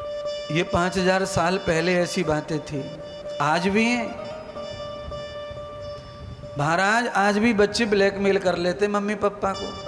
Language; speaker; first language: Hindi; native; Hindi